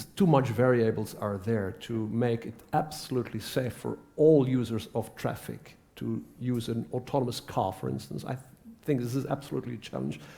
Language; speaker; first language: English; non-native, fluent; Dutch